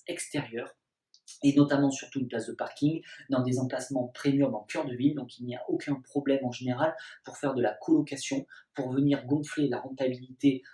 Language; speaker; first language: French; native; French